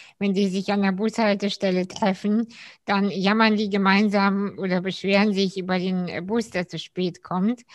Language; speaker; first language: German; early bilingual, other home language; Russian